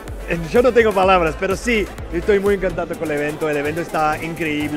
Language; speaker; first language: Spanish; non-native, fluent; Portuguese